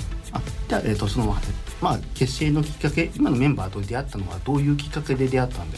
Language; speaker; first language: Japanese; native; Japanese